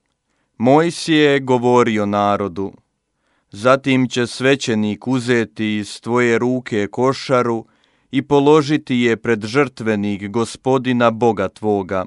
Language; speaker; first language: Croatian; native; Croatian